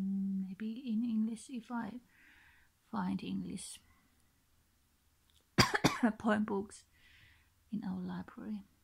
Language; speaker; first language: English; non-native, learner; Finnish